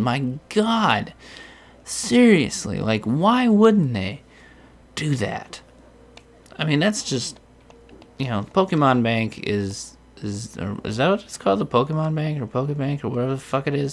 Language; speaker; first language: English; native; English